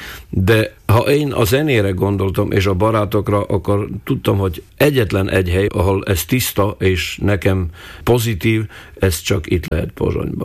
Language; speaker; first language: Hungarian; non-native, local second language; Slovak